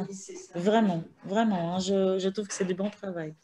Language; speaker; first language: French; non-native, fluent; Portuguese